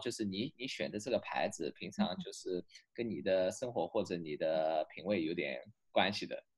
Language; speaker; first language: Chinese; non-native, fluent; English